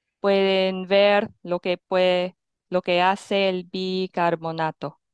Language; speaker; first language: Spanish; non-native, fluent; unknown